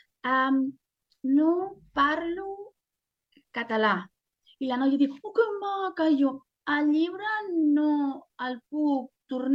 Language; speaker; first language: Catalan; non-native, local second language; Spanish